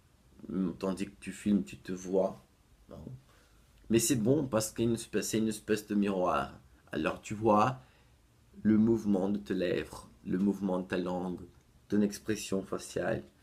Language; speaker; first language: French; non-native, fluent; Portuguese